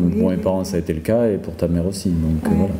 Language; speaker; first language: French; native; French